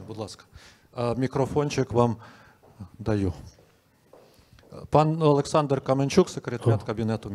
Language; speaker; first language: Ukrainian; native; Ukrainian